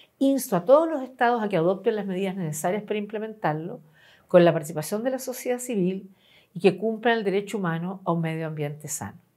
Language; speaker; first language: Spanish; native; Spanish